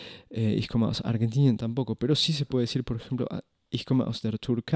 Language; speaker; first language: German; non-native, fluent; Spanish